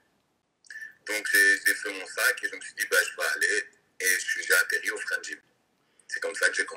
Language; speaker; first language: French; native; French